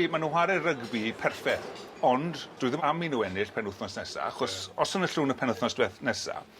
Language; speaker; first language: Welsh; native; Welsh